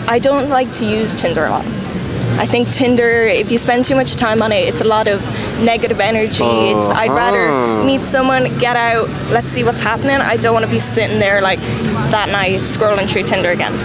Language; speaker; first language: English; native; English